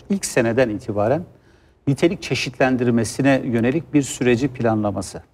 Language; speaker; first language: Turkish; native; Turkish